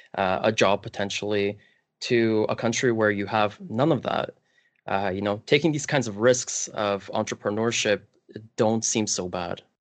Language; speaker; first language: English; early bilingual, other home language; Polish